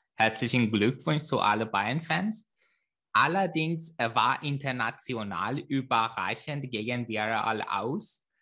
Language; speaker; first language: German; non-native, fluent; Persian